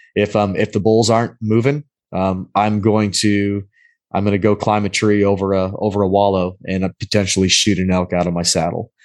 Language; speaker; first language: English; native; English